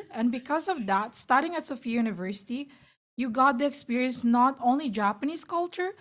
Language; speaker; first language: English; non-native, fluent; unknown